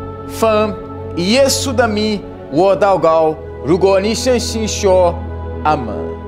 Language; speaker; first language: Chinese; non-native, learner; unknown